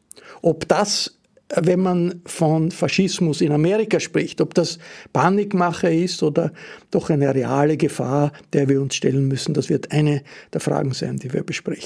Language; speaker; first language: German; native; German